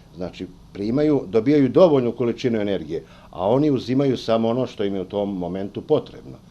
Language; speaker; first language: Bosnian; native; Bosnian